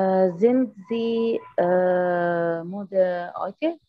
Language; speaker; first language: German; non-native, learner; Arabic